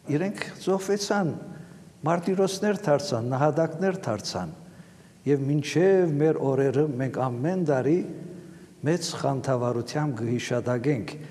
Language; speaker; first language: Armenian; native; Armenian